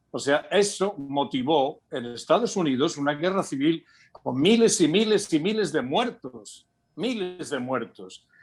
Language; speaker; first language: Spanish; native; Spanish